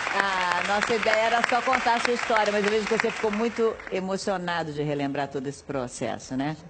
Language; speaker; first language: Portuguese; native; Portuguese